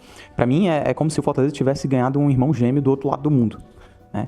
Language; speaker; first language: Portuguese; native; Portuguese